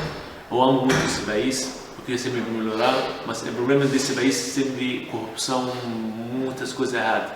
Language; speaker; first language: Portuguese; non-native, learner; Arabic